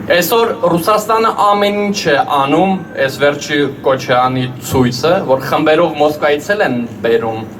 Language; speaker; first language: Armenian; native; Armenian